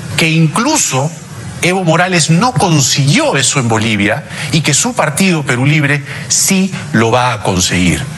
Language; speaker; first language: Spanish; native; Spanish